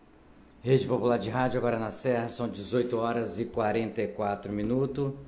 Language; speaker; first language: Portuguese; native; Portuguese